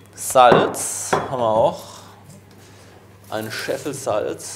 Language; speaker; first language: German; native; German